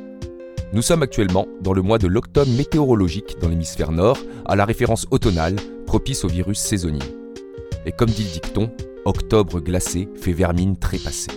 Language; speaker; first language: French; native; French